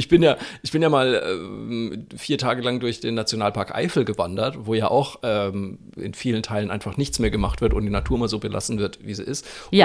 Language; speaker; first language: German; native; German